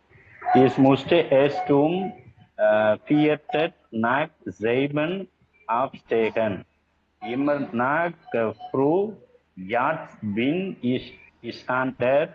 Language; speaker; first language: German; non-native, learner; Tamil